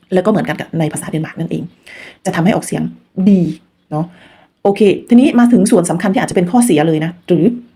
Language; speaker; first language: Thai; non-native, local second language; Khmer